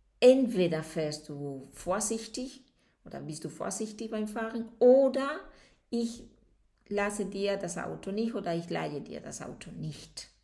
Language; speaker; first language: German; non-native, fluent; Spanish